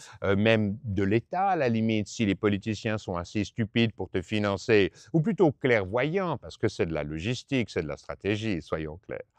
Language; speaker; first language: French; native; French